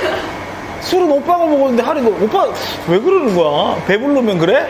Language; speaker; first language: Korean; native; Korean